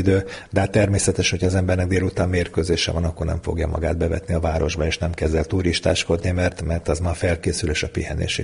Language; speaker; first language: Hungarian; native; Hungarian